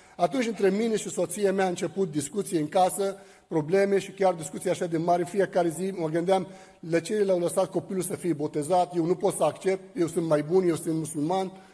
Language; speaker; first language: Romanian; non-native, fluent; Arabic